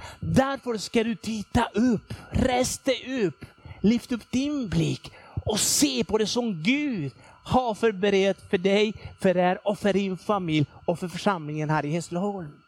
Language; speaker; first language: Swedish; non-native, fluent; Spanish